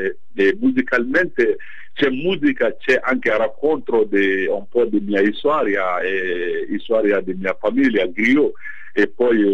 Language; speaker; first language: Italian; non-native, fluent; Bambara